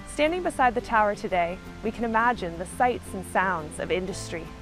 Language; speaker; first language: English; native; English